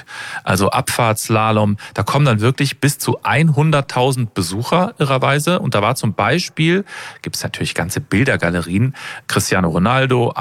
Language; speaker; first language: German; native; German